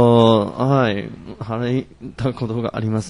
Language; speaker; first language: Japanese; non-native, fluent; Chinese